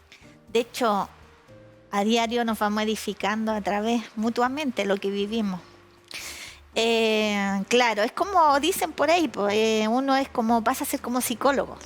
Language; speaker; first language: Spanish; native; Spanish